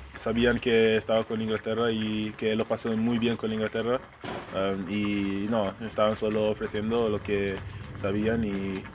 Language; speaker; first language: Spanish; non-native, fluent; English